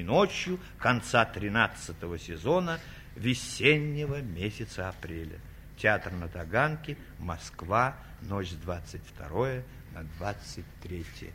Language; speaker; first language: Russian; native; Russian